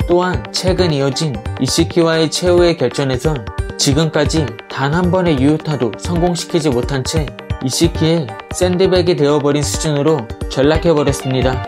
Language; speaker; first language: Korean; native; Korean